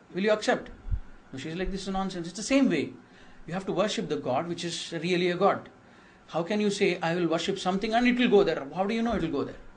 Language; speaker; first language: English; non-native, local second language; Kannada